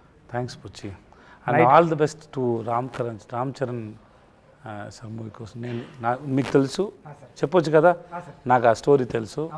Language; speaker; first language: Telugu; non-native, learner; Tamil